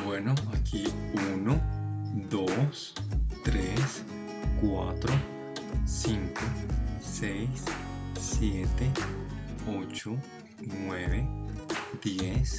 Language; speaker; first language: Spanish; native; Spanish